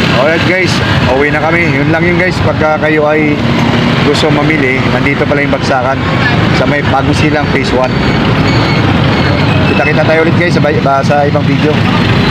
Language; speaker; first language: Filipino; native; Filipino